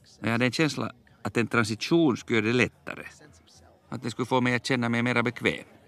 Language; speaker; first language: Swedish; native; Swedish